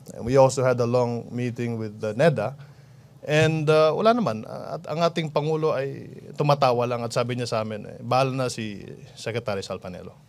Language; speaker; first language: Filipino; non-native, local second language; Cebuano